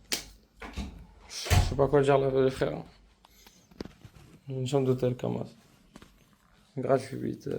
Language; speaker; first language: French; native; French